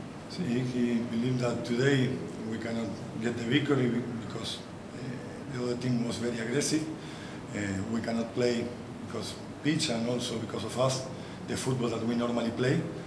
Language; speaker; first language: English; non-native, fluent; Spanish